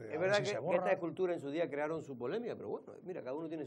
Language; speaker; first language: Spanish; native; Spanish